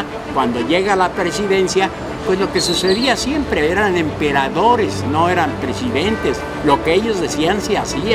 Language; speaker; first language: Spanish; native; Spanish